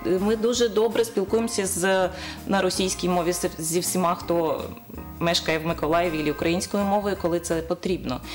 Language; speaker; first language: Ukrainian; non-native, local second language; Bulgarian